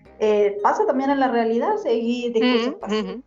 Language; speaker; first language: Spanish; native; Spanish